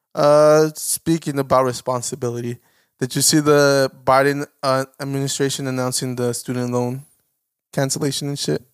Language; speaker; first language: English; native; English